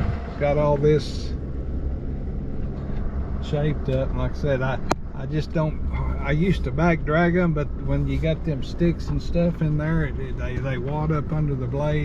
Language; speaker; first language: English; native; English